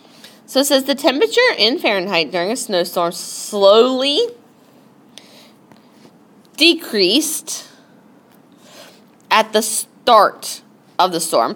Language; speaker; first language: English; native; English